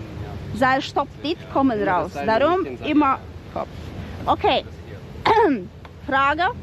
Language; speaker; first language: German; non-native, learner; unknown